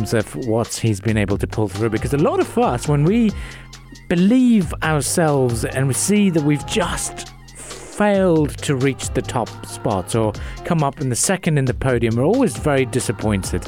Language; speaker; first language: English; non-native, local second language; Urdu